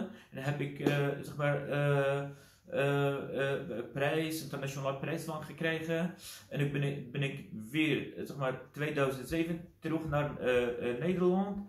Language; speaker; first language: Dutch; non-native, learner; Kurdish